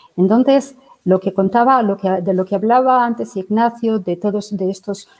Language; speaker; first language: Spanish; native; Spanish